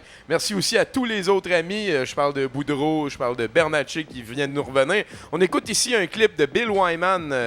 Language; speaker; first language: French; native; French